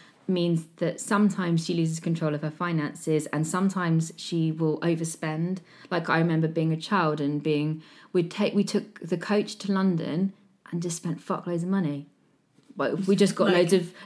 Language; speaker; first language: English; native; English